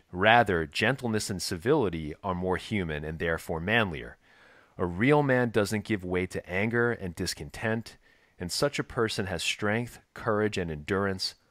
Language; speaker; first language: English; native; English